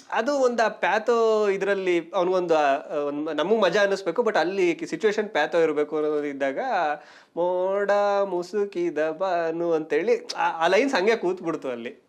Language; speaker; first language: Kannada; native; Kannada